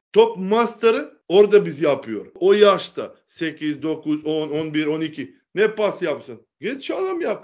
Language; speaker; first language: Turkish; non-native, learner; Macedonian